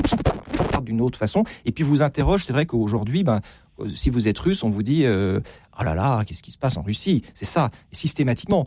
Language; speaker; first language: French; native; French